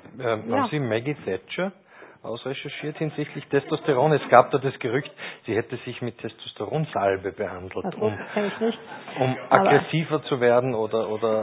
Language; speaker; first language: German; native; German